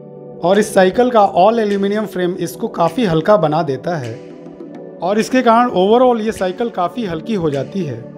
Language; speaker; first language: Hindi; native; Hindi